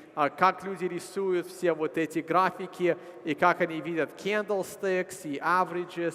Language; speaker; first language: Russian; early bilingual, heritage; Russian